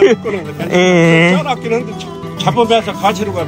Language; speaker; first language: Korean; native; Korean